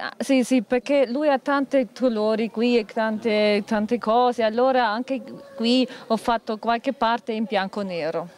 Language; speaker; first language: Italian; non-native, fluent; German